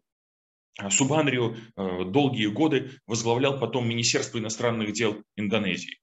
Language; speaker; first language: Russian; native; Russian